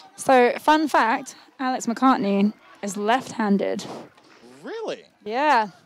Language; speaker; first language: English; native; English